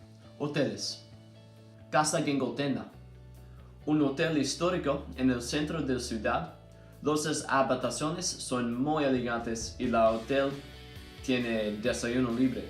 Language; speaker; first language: Spanish; non-native, learner; English